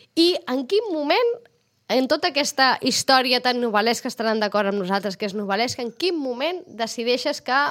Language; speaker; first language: Catalan; native; Catalan